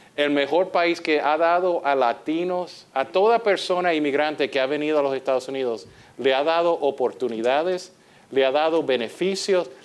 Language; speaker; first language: Spanish; native; Spanish